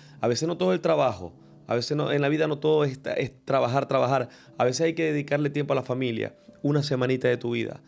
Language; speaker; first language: Spanish; native; Spanish